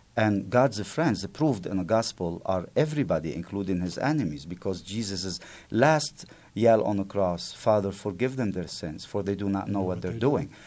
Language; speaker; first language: English; non-native, fluent; Arabic